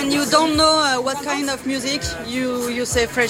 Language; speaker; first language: English; non-native, learner; French